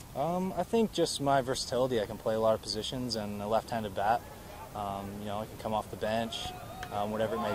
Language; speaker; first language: English; native; English